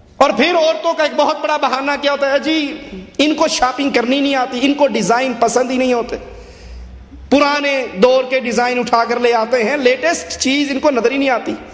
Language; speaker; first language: Urdu; non-native, local second language; Punjabi